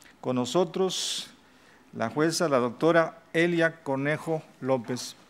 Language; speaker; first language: Spanish; native; Spanish